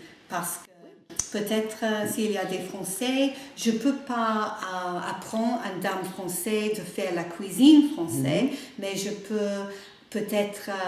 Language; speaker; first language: French; non-native, learner; English